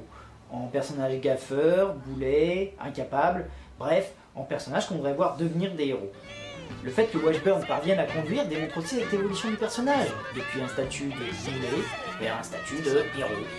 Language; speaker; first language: French; native; French